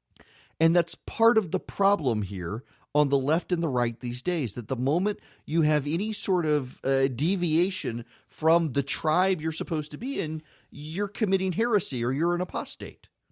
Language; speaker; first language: English; native; English